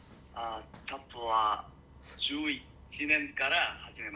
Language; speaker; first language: Japanese; non-native, learner; Korean